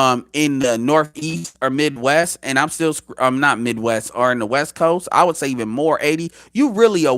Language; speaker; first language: English; native; English